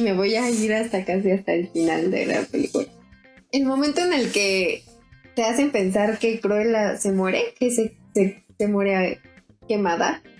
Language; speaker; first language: Spanish; native; Spanish